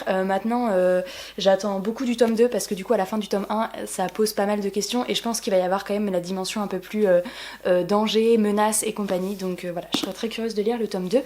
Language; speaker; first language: French; native; French